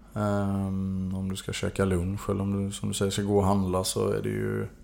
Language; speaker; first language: Swedish; native; Swedish